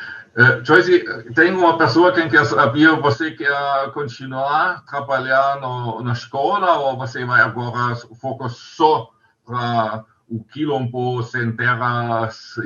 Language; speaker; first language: Portuguese; non-native, learner; German